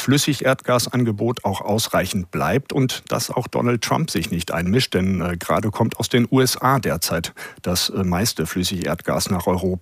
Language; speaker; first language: German; native; German